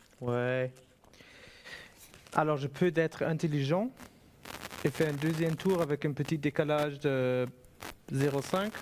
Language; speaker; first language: French; non-native, fluent; German